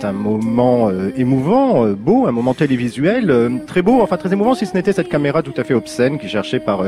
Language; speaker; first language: French; native; French